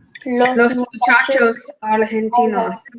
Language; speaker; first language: Spanish; non-native, learner; English